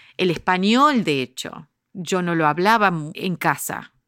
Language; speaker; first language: Spanish; early bilingual, heritage; Spanish